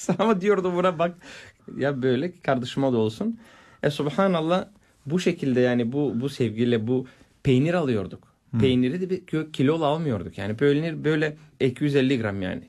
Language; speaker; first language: Turkish; non-native, fluent; Bulgarian